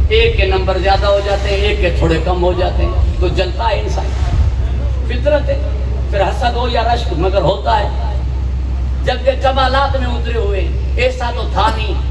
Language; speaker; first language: Urdu; non-native, local second language; Sindhi